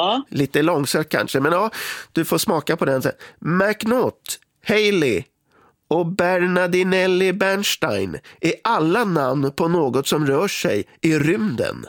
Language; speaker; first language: Swedish; native; Swedish